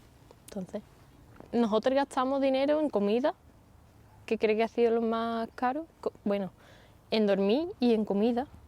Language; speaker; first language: Spanish; non-native, fluent; English